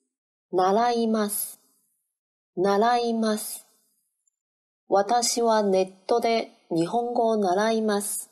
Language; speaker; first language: Japanese; non-native, learner; Chinese